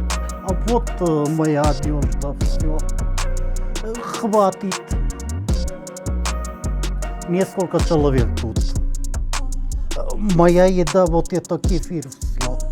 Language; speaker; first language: Russian; non-native, local second language; Turkmen